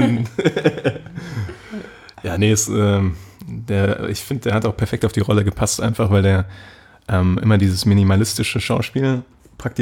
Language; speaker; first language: German; native; German